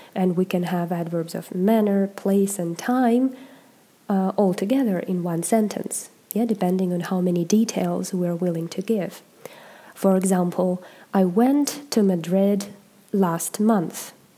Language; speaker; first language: English; non-native, fluent; Russian